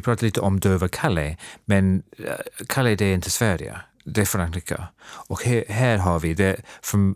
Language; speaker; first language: Swedish; non-native, fluent; English